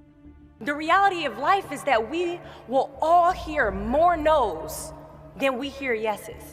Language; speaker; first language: English; native; English